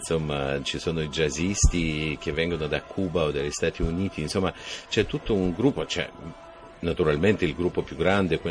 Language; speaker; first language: Italian; non-native, fluent; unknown